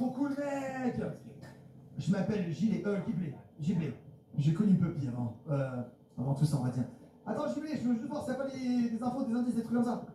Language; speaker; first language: French; native; French